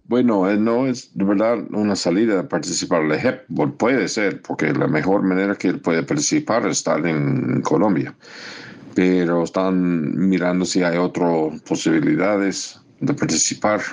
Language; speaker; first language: Spanish; non-native, fluent; English